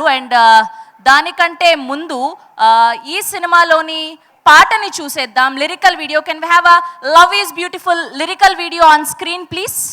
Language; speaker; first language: Telugu; native; Telugu